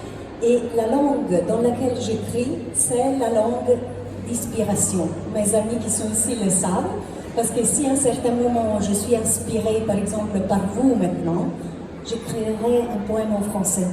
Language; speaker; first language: French; non-native, fluent; Italian